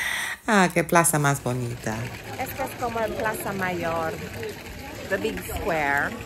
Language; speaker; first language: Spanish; non-native, fluent; English